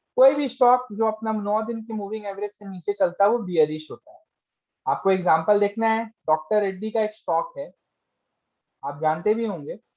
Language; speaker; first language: Hindi; native; Hindi